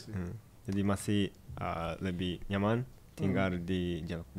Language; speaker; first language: Indonesian; non-native, fluent; Japanese